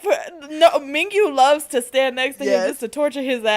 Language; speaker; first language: English; native; English